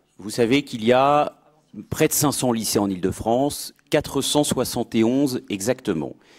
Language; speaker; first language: French; native; French